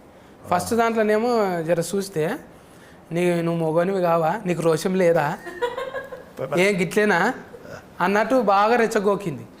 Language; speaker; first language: Telugu; native; Telugu